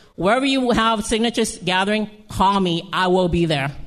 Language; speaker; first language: English; early bilingual, other home language; Lao